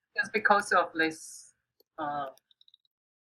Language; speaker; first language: English; non-native, fluent; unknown